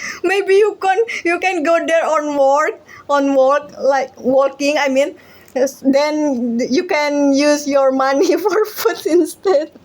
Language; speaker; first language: English; non-native, learner; Indonesian